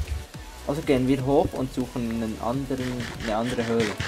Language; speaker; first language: German; native; German